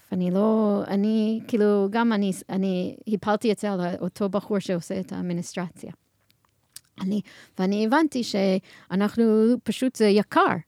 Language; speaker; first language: Hebrew; non-native, fluent; English